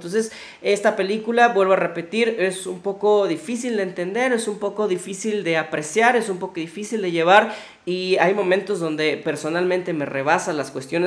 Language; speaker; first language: Spanish; native; Spanish